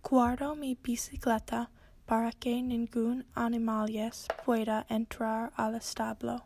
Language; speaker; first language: Spanish; non-native, learner; English